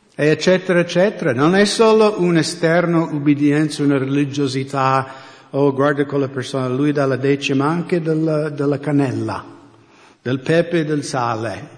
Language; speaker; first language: Italian; non-native, fluent; English